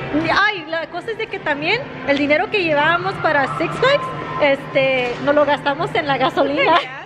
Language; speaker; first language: Spanish; early bilingual, heritage; Spanish